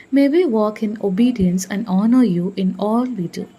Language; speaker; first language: English; non-native, local second language; Tamil